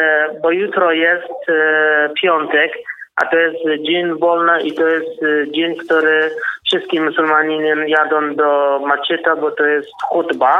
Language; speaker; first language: Polish; non-native, learner; Kurdish